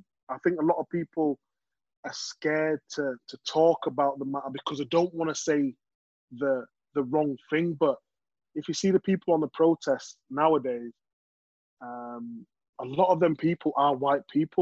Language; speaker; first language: English; native; English